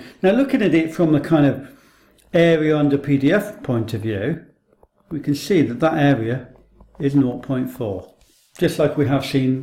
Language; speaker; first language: English; native; English